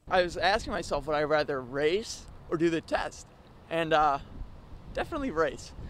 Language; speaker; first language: English; native; English